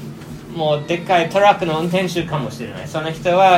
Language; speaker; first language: Japanese; non-native, fluent; English